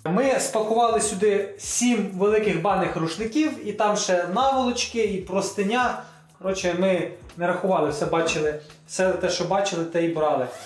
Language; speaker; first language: Ukrainian; non-native, local second language; Russian